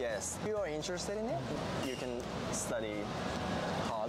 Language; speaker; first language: English; non-native, fluent; Japanese